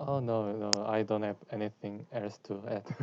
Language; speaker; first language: English; non-native, learner; Korean